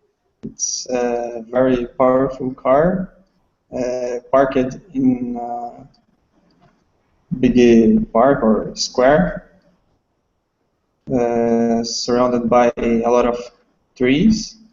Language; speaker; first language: English; non-native, learner; Portuguese